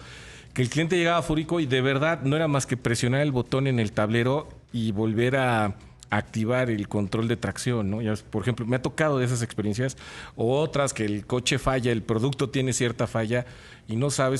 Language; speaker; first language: Spanish; native; Spanish